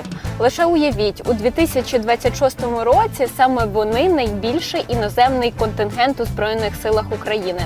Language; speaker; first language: Ukrainian; native; Ukrainian